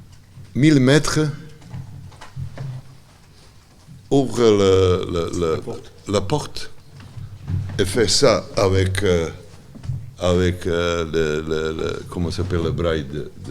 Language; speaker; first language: French; non-native, learner; Serbian